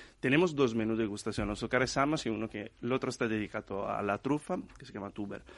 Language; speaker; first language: Spanish; non-native, fluent; Italian